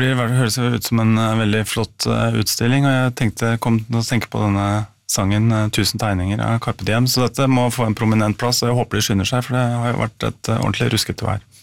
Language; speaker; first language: Norwegian; native; Norwegian